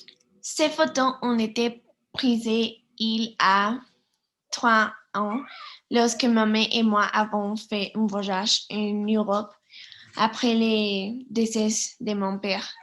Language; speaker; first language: French; non-native, learner; Spanish